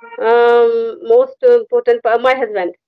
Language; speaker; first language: English; non-native, learner; Hindi